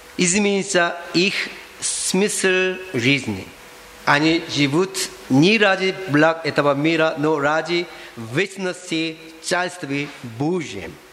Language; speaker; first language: Russian; non-native, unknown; Korean